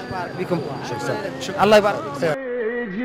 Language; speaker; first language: Arabic; native; Arabic